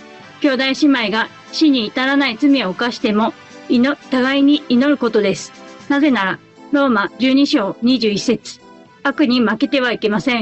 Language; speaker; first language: Japanese; non-native, learner; Filipino